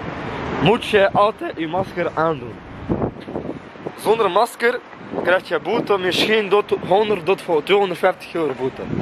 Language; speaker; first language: Dutch; non-native, local second language; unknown